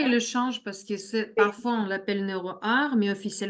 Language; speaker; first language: French; non-native, fluent; Russian